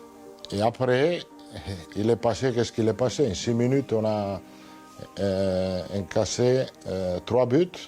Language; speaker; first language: French; non-native, fluent; Italian